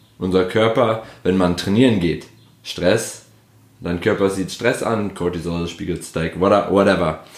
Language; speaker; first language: German; non-native, fluent; English